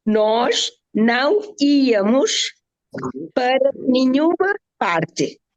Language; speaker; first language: Portuguese; non-native, fluent; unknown